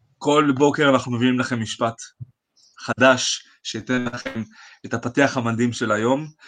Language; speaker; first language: Hebrew; native; Hebrew